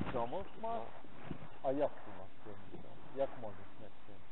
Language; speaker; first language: Polish; non-native, learner; Ukrainian